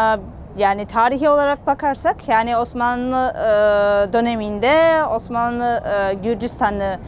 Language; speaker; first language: Turkish; non-native, fluent; Georgian